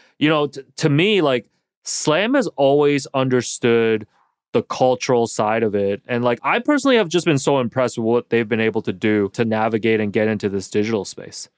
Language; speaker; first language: English; native; English